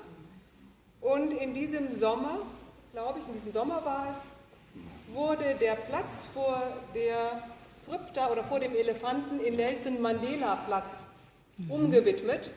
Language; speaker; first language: German; native; German